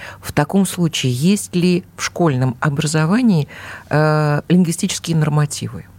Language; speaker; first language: Russian; native; Russian